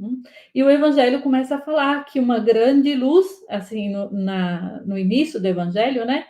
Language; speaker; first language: Portuguese; native; Portuguese